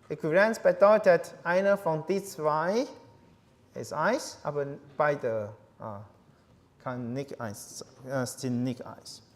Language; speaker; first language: German; non-native, learner; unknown